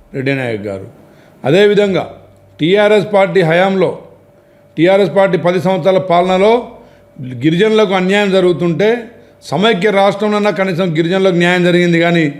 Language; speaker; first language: Telugu; non-native, local second language; Lambadi